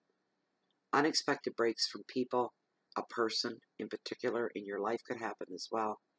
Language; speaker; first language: English; native; English